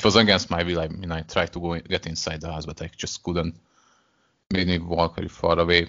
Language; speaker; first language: English; non-native, fluent; Hungarian